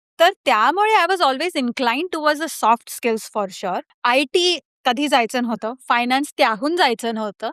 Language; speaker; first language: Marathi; early bilingual, heritage; Marathi